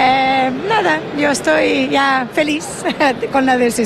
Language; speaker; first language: Spanish; non-native, fluent; English